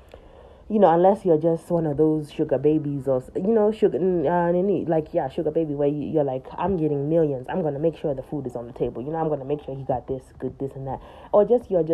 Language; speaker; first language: English; native; English